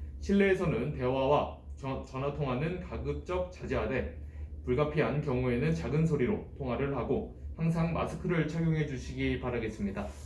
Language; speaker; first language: Korean; native; Korean